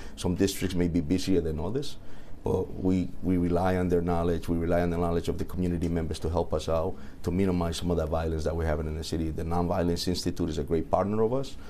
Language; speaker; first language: English; early bilingual, other home language; Spanish